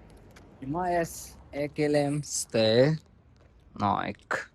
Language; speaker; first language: Armenian; non-native, learner; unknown